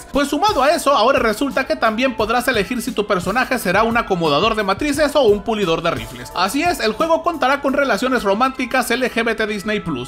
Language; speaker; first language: Spanish; native; Spanish